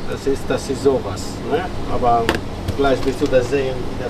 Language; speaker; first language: German; non-native, fluent; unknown